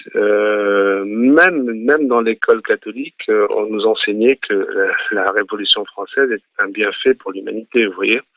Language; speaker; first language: French; early bilingual, other home language; Arabic